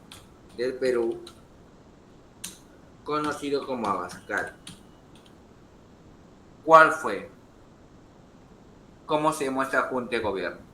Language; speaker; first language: Spanish; native; Spanish